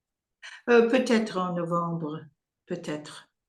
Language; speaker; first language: French; non-native, learner; English